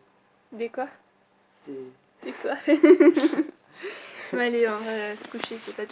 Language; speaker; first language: French; native; French